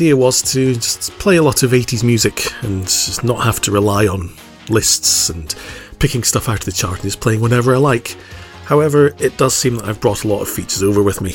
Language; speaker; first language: English; native; English